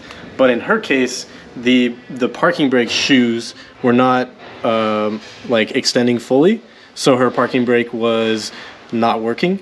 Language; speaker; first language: English; native; English